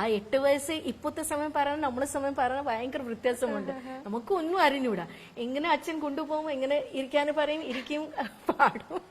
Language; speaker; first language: Malayalam; non-native, local second language; Bangla